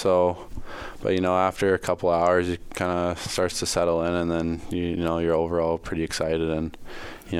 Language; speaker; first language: English; native; English